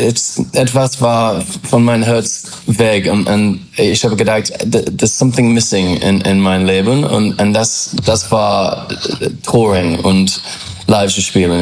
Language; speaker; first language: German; non-native, learner; English